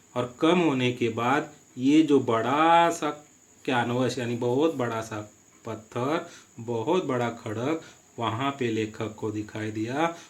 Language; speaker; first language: Hindi; non-native, local second language; Marathi